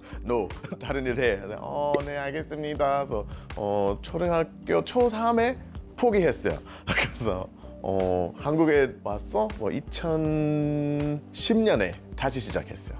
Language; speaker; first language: Korean; non-native, learner; English